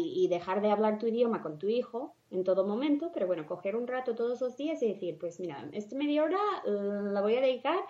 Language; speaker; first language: Spanish; non-native, fluent; English